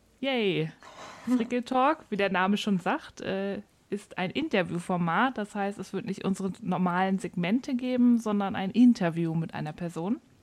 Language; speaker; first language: German; native; German